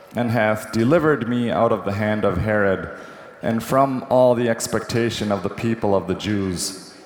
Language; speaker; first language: English; native; English